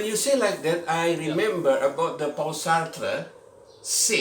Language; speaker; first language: English; non-native, learner; Indonesian